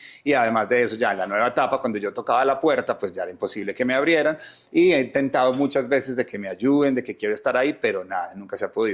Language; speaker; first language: Spanish; native; Spanish